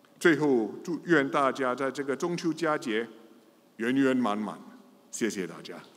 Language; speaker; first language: Chinese; non-native, local second language; English